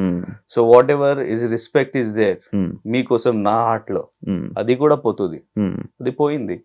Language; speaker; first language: Telugu; non-native, local second language; Hindi